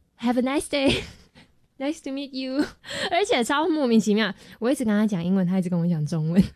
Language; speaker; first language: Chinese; native; Chinese